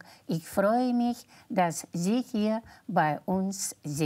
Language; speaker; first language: German; non-native, fluent; Russian